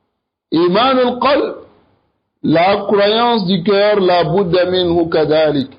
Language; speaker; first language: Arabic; non-native, fluent; French